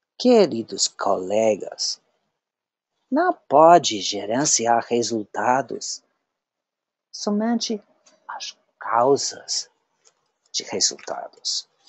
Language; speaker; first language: Portuguese; non-native, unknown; English